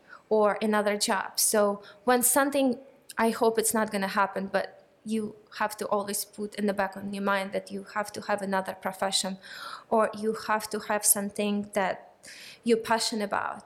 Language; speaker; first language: English; non-native, fluent; Russian